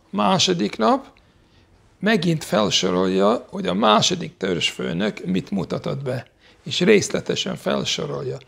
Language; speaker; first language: Hungarian; non-native, fluent; English